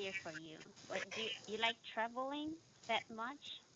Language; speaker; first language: English; non-native, fluent; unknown